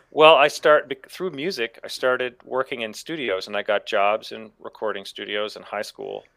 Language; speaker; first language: English; native; English